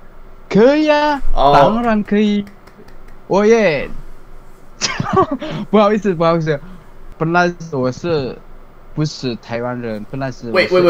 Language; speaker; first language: Chinese; non-native, learner; Indonesian